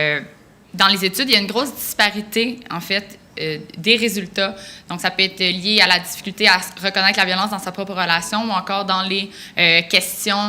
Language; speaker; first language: French; native; French